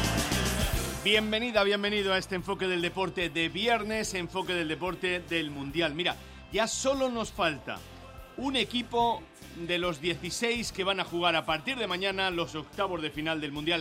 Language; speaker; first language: Spanish; native; Spanish